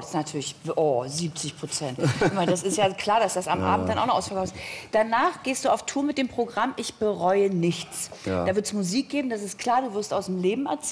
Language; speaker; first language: German; native; German